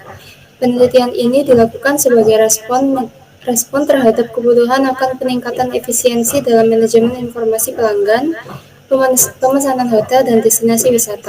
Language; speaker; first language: Indonesian; native; Indonesian